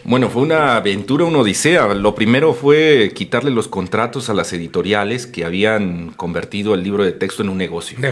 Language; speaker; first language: Spanish; native; Spanish